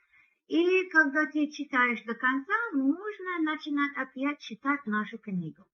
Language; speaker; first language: Russian; non-native, learner; English